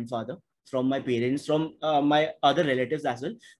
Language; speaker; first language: English; non-native, local second language; Hindi